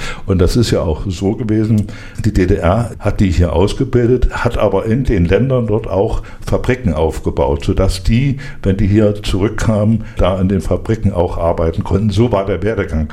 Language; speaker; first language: German; native; German